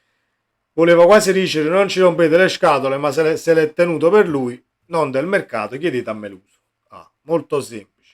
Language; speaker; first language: Italian; native; Italian